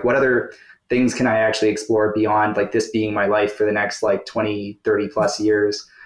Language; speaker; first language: English; native; English